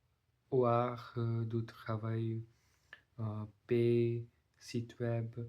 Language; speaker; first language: French; non-native, learner; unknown